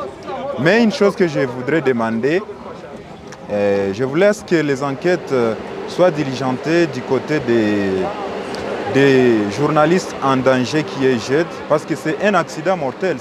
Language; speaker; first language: French; non-native, local second language; Swahili